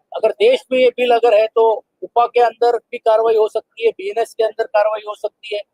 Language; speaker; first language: Hindi; non-native, local second language; Marathi